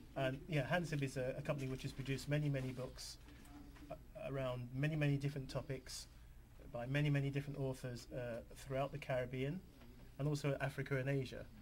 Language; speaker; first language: English; native; English